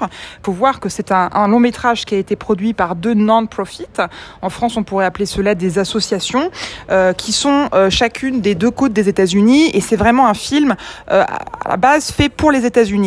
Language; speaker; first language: French; native; French